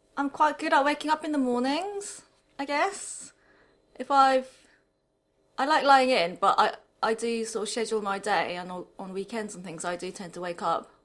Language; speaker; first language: English; early bilingual, other home language; Japanese